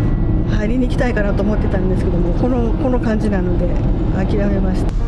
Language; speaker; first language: Japanese; native; Japanese